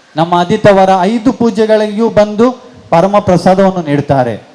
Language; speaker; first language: Kannada; non-native, local second language; Konkani